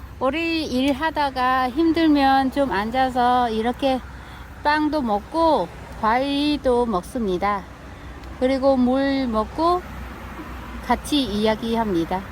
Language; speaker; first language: Korean; non-native, learner; Vietnamese